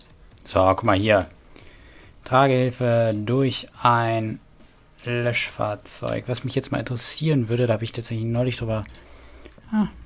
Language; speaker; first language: German; native; German